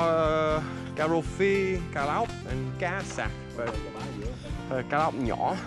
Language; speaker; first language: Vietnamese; non-native, learner; English